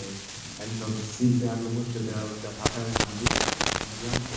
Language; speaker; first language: Spanish; non-native, fluent; English